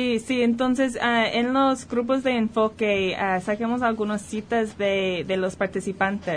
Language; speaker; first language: Spanish; early bilingual, heritage; Spanish